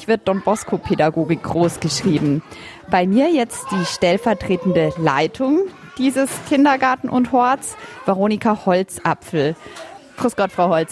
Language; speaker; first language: German; native; German